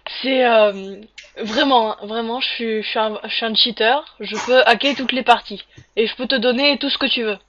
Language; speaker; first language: French; native; French